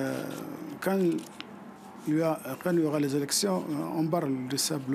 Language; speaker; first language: French; non-native, fluent; Arabic